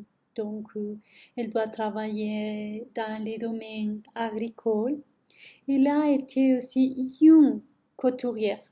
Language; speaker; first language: French; non-native, learner; Spanish